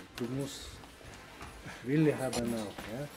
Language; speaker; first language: German; non-native, learner; Russian